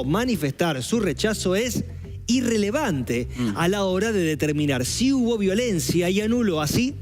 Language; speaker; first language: Spanish; native; Spanish